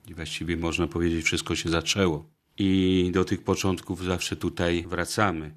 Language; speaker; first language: Polish; native; Polish